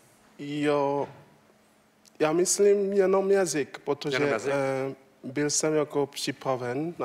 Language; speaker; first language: Czech; non-native, learner; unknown